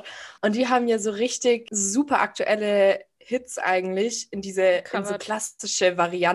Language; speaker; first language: German; native; German